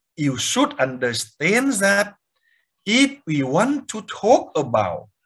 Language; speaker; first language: English; non-native, fluent; Vietnamese